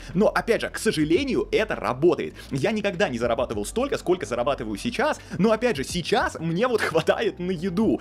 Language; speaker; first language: Russian; native; Russian